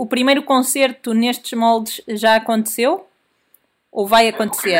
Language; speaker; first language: Portuguese; native; Portuguese